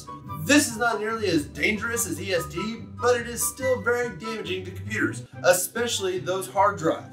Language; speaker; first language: English; native; English